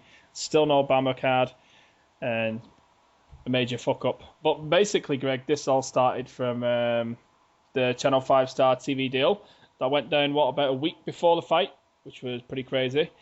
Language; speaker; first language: English; native; English